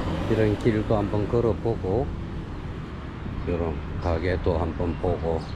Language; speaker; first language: Korean; native; Korean